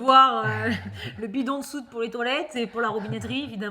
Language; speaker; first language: French; native; French